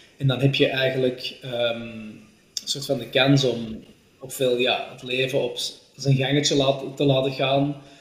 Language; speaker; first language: Dutch; native; Dutch